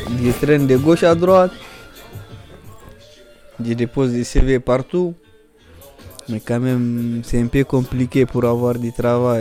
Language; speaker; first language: French; non-native, fluent; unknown